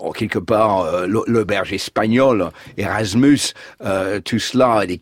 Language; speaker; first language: French; non-native, fluent; English